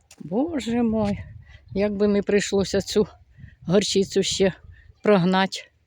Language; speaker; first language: Ukrainian; native; Ukrainian